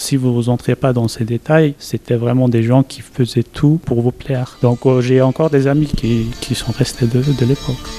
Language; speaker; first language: French; non-native, fluent; Turkish